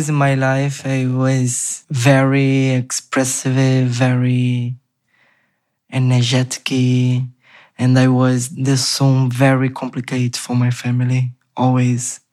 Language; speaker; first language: English; non-native, learner; Portuguese